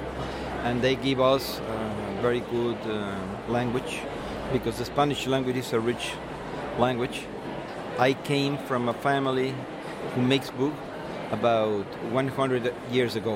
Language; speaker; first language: English; non-native, learner; Spanish